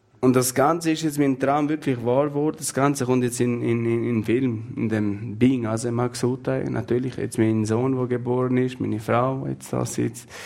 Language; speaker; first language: German; non-native, fluent; Albanian